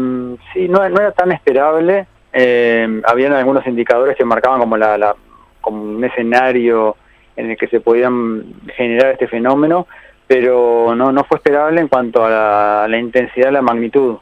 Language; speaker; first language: Spanish; native; Spanish